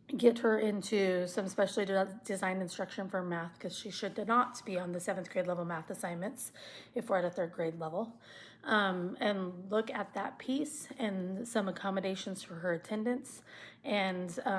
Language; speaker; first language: English; native; English